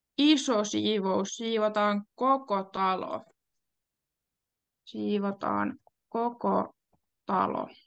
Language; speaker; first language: Finnish; native; Finnish